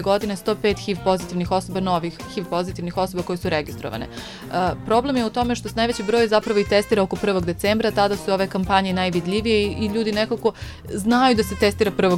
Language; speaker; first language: Serbian; native; Serbian